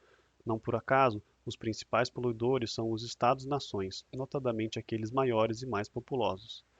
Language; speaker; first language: Portuguese; native; Portuguese